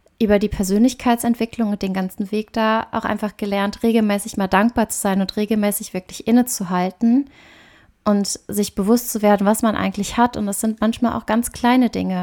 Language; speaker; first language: German; native; German